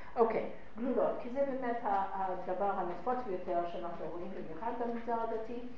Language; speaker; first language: Hebrew; non-native, fluent; English